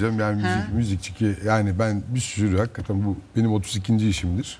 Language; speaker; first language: Turkish; native; Turkish